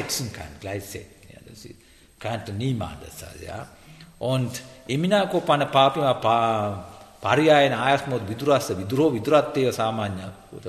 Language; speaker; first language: German; non-native, learner; Sinhala